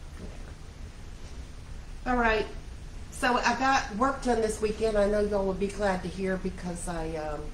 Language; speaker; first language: English; native; English